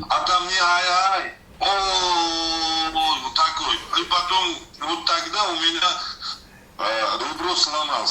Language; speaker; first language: Russian; non-native, learner; Uzbek